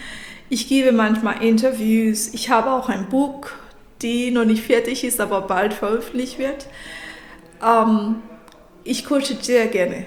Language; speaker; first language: German; non-native, fluent; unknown